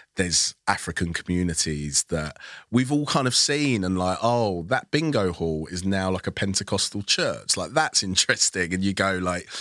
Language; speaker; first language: English; early bilingual, other home language; Yoruba